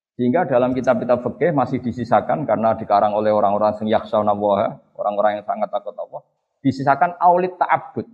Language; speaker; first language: Indonesian; non-native, local second language; Javanese